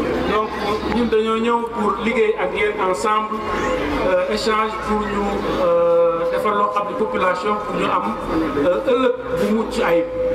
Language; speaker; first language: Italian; non-native, learner; Wolof